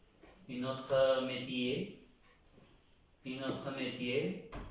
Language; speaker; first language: French; non-native, fluent; Spanish